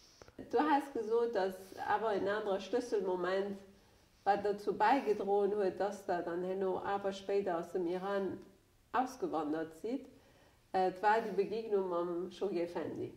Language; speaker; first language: German; non-native, local second language; Luxembourgish